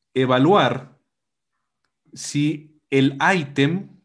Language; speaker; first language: Spanish; native; Spanish